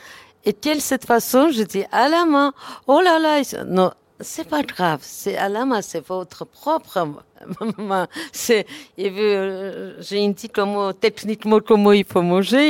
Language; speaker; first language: French; non-native, learner; Armenian